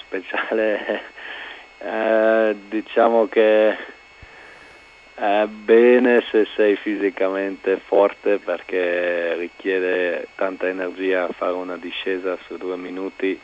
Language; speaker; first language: Italian; non-native, local second language; German